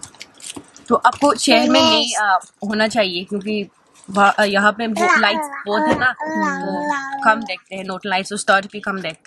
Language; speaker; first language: Hindi; non-native, fluent; Norwegian